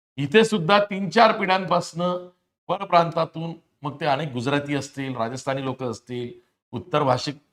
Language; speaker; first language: Marathi; native; Marathi